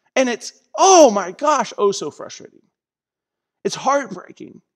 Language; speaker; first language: English; native; English